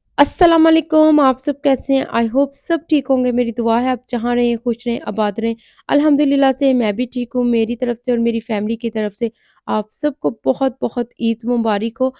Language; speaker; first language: Urdu; non-native, local second language; Punjabi